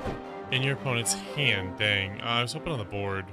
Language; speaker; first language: English; native; English